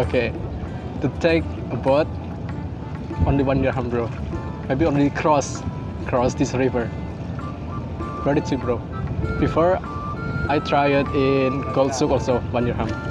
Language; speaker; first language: English; non-native, learner; Indonesian